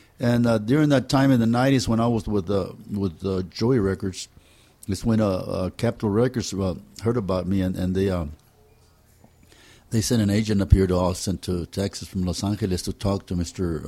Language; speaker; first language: English; early bilingual, other home language; Spanish